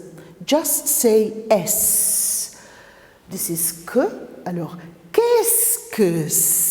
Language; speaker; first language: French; non-native, fluent; Maltese